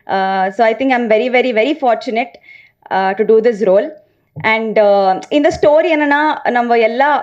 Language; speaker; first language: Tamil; non-native, learner; Telugu